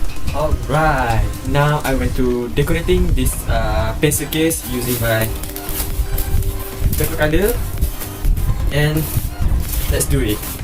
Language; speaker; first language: English; non-native, local second language; Malay